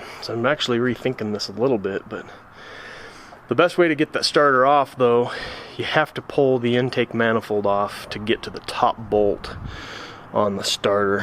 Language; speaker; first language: English; native; English